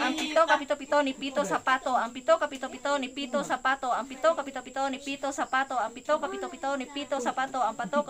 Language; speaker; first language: Cebuano; native; Cebuano